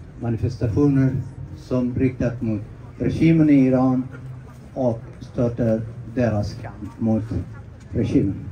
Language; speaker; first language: Swedish; non-native, fluent; Persian